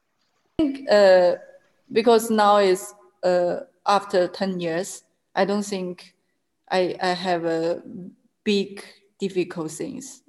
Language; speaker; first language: English; non-native, learner; Chinese